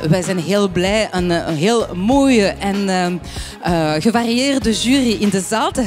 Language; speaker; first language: Dutch; non-native, fluent; French